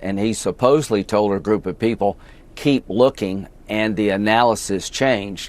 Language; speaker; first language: English; native; English